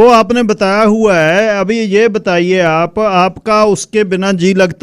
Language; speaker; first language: Hindi; non-native, local second language; Punjabi